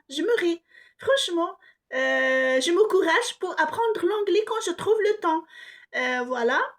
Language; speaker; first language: French; non-native, local second language; Arabic